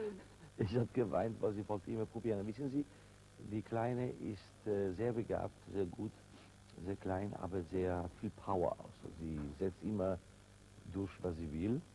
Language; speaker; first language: German; non-native, fluent; Italian